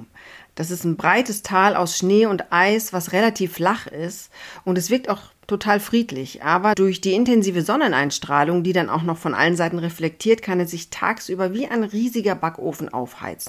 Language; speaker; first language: German; native; German